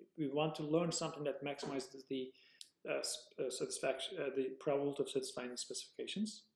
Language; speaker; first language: English; non-native, fluent; Turkish